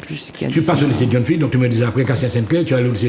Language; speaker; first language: French; native; French